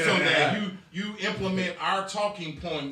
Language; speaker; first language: English; native; English